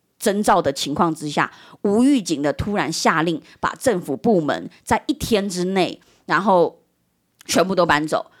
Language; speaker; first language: Chinese; early bilingual, heritage; Chinese